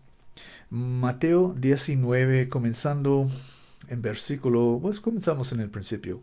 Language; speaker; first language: Spanish; non-native, learner; English